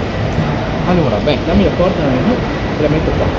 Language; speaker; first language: Italian; native; Italian